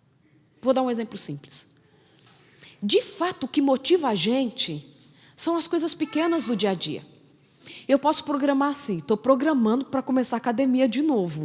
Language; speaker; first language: Portuguese; native; Portuguese